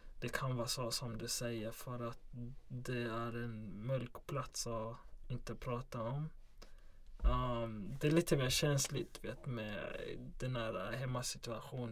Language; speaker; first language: Swedish; non-native, local second language; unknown